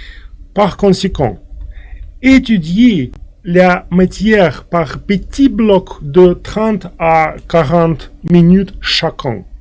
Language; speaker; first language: French; non-native, fluent; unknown